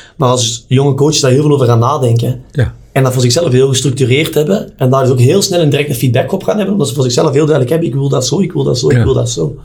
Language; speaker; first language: Dutch; native; Dutch